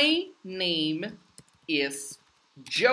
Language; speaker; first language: English; non-native, fluent; Portuguese